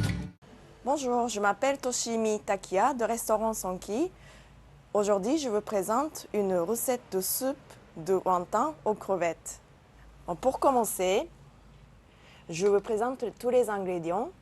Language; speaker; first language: French; non-native, learner; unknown